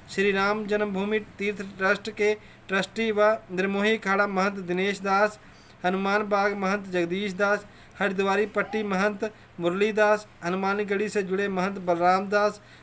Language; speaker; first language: Hindi; native; Hindi